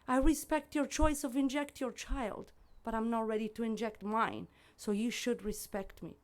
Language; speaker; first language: English; non-native, fluent; Italian